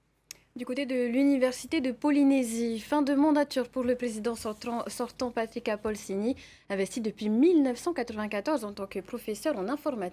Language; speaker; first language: French; native; French